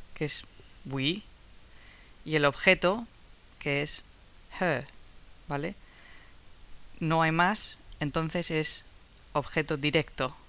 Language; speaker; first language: Spanish; non-native, fluent; English